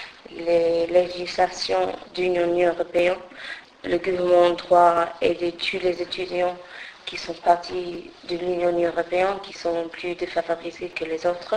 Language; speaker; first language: French; non-native, fluent; English